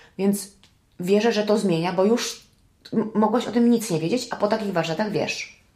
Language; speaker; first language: Polish; early bilingual, heritage; Polish